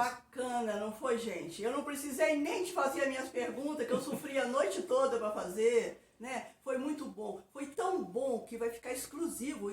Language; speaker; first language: Portuguese; native; Portuguese